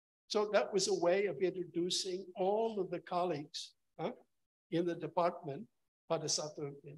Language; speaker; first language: English; native; English